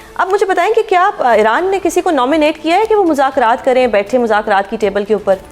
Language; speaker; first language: Urdu; native; Urdu